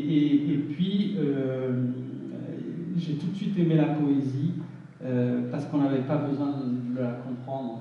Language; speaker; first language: French; early bilingual, other home language; Arabic